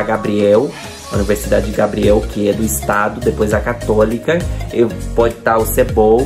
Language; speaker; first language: Portuguese; non-native, fluent; Spanish